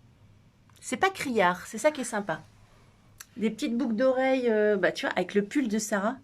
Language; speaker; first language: French; native; French